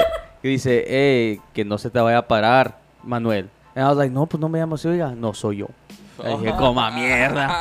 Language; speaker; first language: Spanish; early bilingual, heritage; Spanish